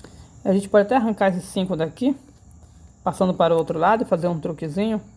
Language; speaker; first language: Portuguese; native; Portuguese